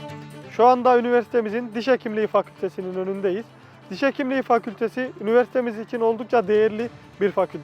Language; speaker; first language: Turkish; native; Turkish